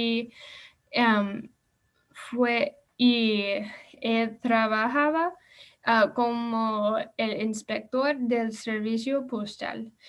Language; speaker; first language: Spanish; non-native, learner; English